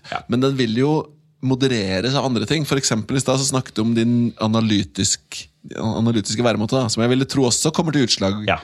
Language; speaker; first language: Norwegian; native; Norwegian